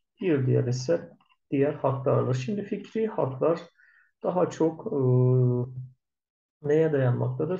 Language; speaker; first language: Turkish; native; Turkish